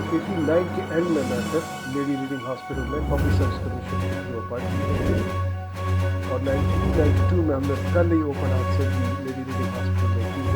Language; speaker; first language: Urdu; non-native, local second language; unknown